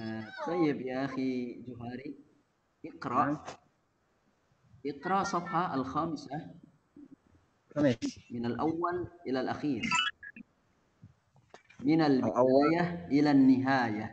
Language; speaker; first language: Arabic; non-native, fluent; Indonesian